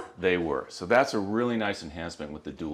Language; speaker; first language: English; native; English